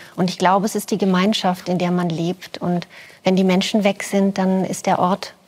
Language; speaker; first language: German; early bilingual, other home language; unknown